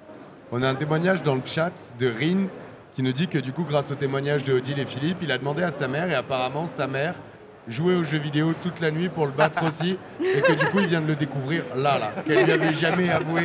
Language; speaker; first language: French; native; French